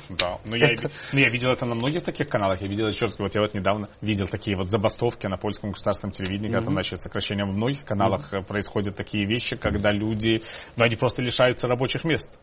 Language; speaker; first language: Russian; native; Russian